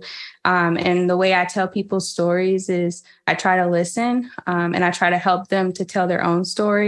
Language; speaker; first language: English; native; English